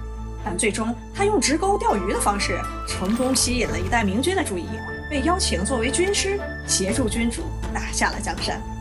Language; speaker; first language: Chinese; native; Chinese